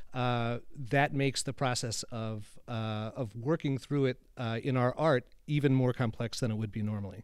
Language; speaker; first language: English; native; English